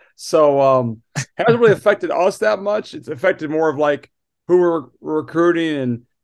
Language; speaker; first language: English; native; English